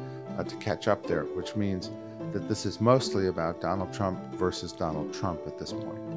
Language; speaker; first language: English; native; English